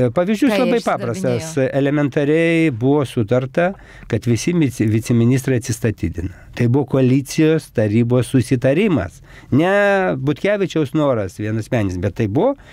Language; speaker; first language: Lithuanian; native; Lithuanian